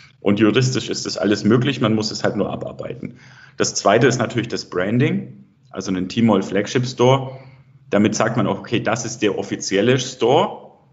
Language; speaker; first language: German; native; German